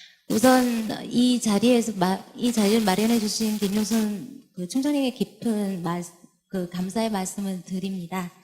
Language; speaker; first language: Korean; non-native, fluent; Vietnamese